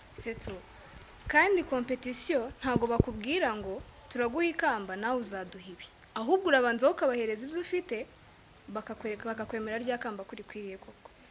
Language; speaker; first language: Kinyarwanda; native; Kinyarwanda